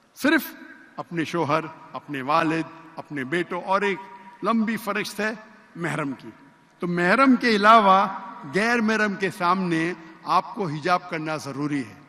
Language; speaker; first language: Urdu; non-native, local second language; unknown